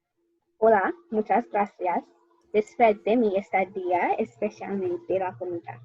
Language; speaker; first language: Spanish; non-native, learner; English